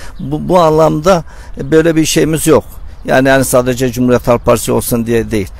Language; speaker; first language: Turkish; non-native, local second language; Kurdish